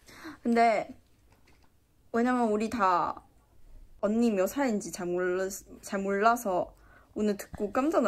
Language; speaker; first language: Korean; non-native, learner; Chinese